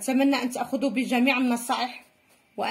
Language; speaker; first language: Arabic; native; Arabic